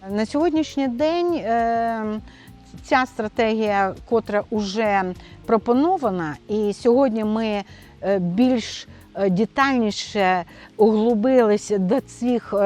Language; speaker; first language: Ukrainian; non-native, local second language; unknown